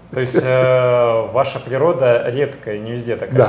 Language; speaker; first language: Russian; native; Russian